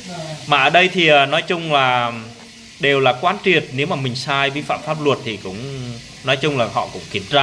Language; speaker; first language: Vietnamese; non-native, local second language; Jarai